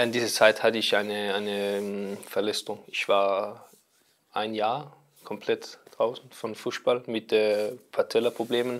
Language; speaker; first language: German; non-native, learner; Danish